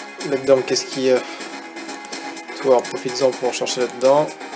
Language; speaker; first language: French; native; French